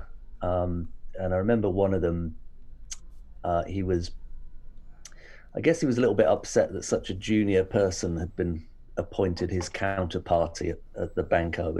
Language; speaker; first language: English; native; English